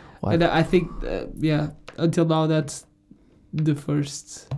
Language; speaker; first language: English; non-native, fluent; Portuguese